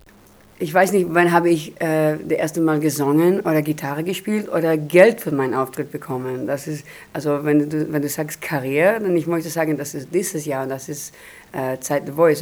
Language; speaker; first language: German; non-native, learner; Hebrew